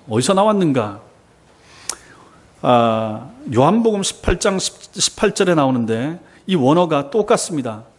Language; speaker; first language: Korean; native; Korean